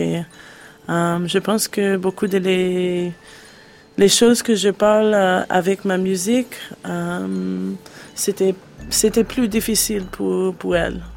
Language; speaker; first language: French; non-native, learner; English